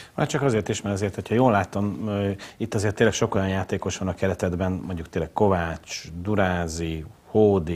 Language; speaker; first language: Hungarian; native; Hungarian